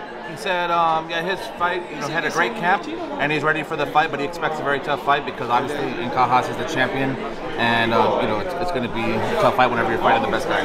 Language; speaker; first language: English; early bilingual, other home language; Spanish